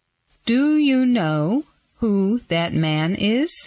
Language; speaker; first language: English; non-native, fluent; Mon